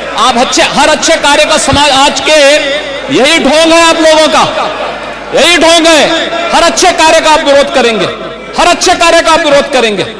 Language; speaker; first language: Hindi; native; Hindi